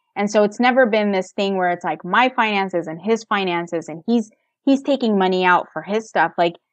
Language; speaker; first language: English; native; English